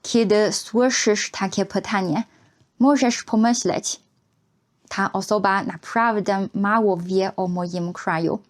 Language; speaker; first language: Polish; non-native, fluent; Chinese